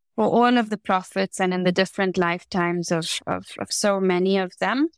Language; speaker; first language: English; native; English